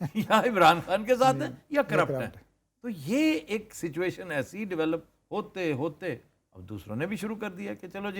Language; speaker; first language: Urdu; non-native, local second language; Punjabi